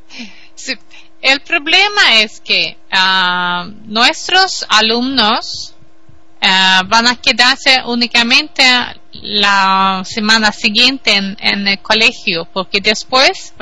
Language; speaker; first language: Spanish; non-native, learner; Swedish